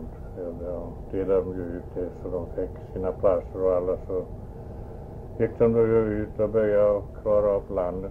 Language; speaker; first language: Swedish; early bilingual, heritage; Swedish